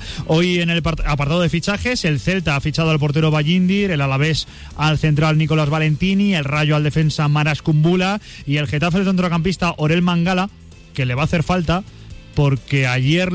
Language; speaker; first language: Spanish; native; Spanish